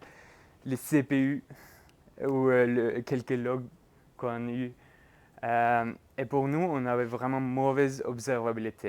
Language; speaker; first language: French; non-native, fluent; Norwegian